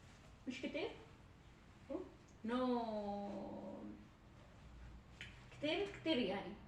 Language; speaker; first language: Arabic; non-native, learner; Oromo